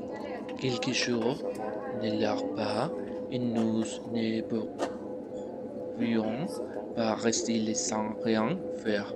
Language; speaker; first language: French; non-native, learner; Spanish